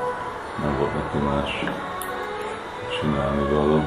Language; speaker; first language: Hungarian; early bilingual, heritage; Hungarian